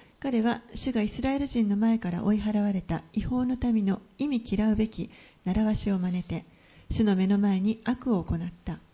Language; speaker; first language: Japanese; native; Japanese